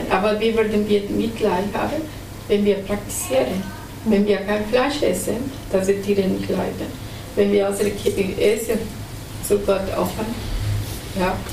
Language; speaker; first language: German; non-native, fluent; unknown